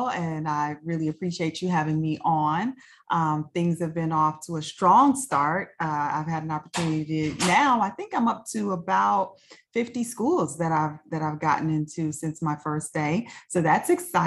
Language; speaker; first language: English; native; English